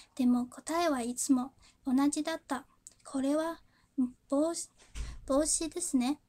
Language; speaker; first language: Japanese; non-native, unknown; Chinese